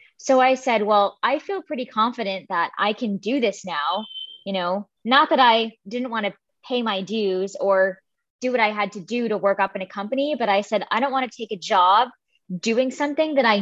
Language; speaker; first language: English; native; English